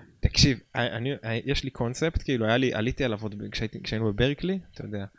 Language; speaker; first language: Hebrew; native; Hebrew